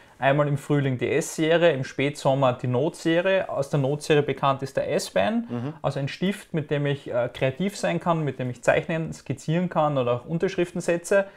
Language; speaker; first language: German; native; German